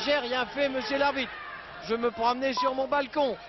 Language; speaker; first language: French; native; French